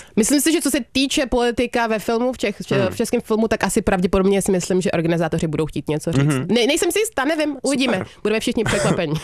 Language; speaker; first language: Czech; early bilingual, heritage; Czech